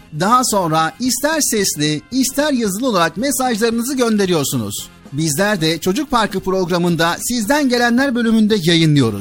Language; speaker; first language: Turkish; native; Turkish